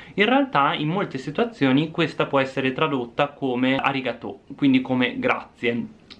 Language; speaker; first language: Italian; native; Italian